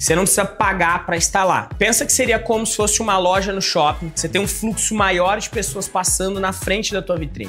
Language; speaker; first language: Portuguese; native; Portuguese